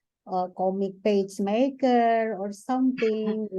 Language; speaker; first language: English; non-native, fluent; Indonesian